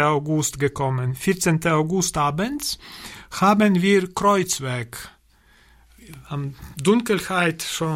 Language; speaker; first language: German; non-native, learner; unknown